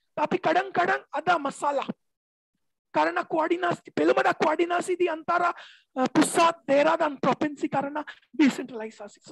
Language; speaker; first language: Indonesian; non-native, learner; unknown